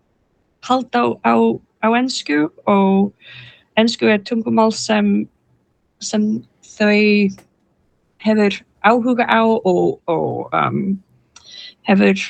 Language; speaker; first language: Icelandic; non-native, learner; English